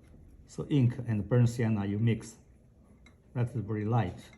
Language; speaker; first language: English; non-native, fluent; Chinese